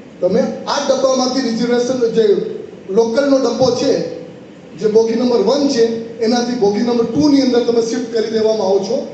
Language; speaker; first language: Gujarati; non-native, local second language; Marwari